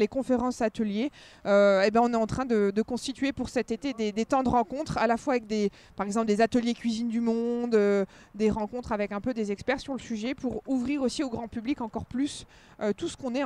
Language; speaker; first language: French; native; French